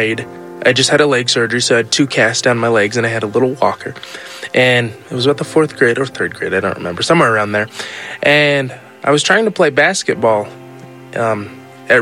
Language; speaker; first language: English; native; English